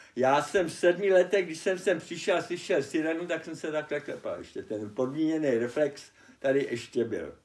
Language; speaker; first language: Czech; early bilingual, other home language; German